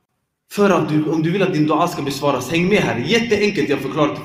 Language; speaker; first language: Swedish; early bilingual, other home language; Arabic